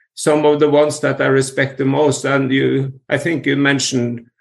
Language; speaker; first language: English; non-native, fluent; Norwegian